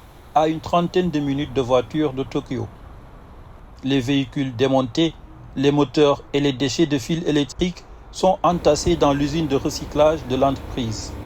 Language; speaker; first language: French; native; French